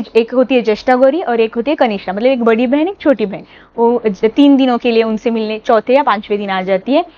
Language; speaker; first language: Hindi; non-native, local second language; Marathi